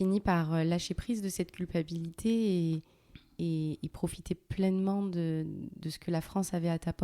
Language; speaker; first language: French; early bilingual, other home language; Arabic